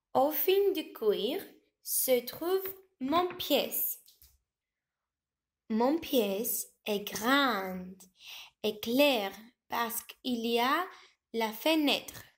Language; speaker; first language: French; non-native, learner; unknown